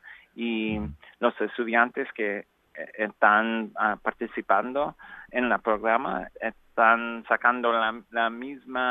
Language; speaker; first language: Spanish; non-native, learner; English